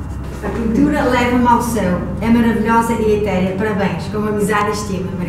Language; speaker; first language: Portuguese; native; Portuguese